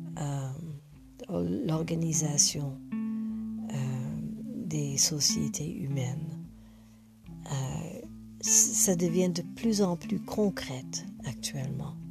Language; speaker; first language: French; non-native, fluent; English